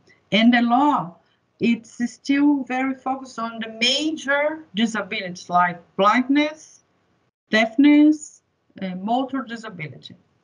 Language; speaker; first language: English; non-native, fluent; Portuguese